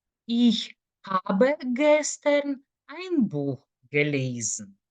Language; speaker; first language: German; non-native, fluent; Lithuanian